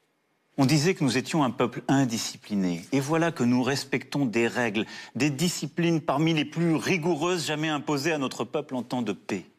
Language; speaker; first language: French; native; French